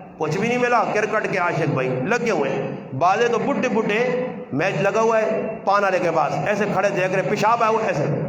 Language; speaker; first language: Urdu; non-native, local second language; Punjabi